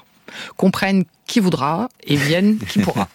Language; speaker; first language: French; native; French